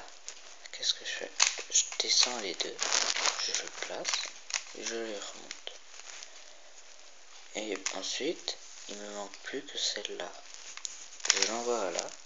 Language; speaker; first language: French; native; French